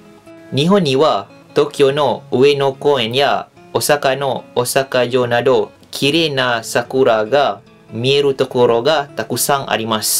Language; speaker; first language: Japanese; non-native, fluent; Malay